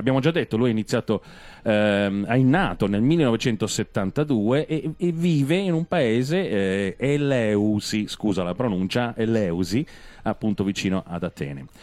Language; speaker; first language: Italian; non-native, fluent; English